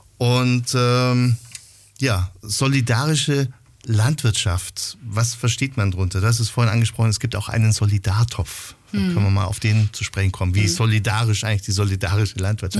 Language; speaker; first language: German; native; German